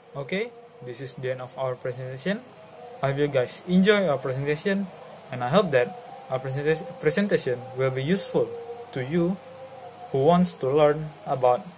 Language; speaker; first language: English; non-native, learner; Indonesian